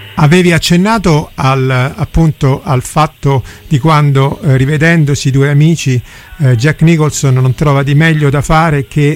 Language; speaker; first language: Italian; native; Italian